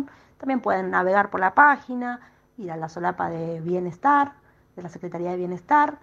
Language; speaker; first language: Spanish; native; Spanish